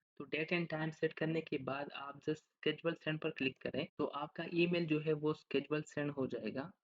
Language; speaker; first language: Urdu; non-native, local second language; Pashto